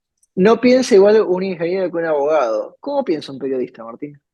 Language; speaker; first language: Spanish; native; Spanish